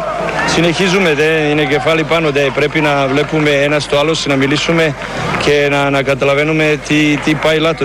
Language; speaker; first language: Greek; non-native, learner; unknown